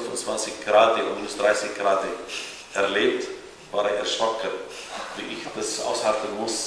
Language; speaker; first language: German; non-native, fluent; Arabic